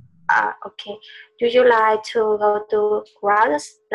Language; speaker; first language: English; non-native, learner; Vietnamese